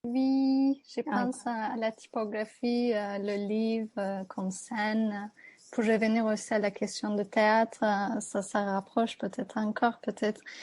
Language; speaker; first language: French; non-native, fluent; Turkish